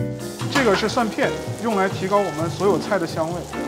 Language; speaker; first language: Chinese; native; Chinese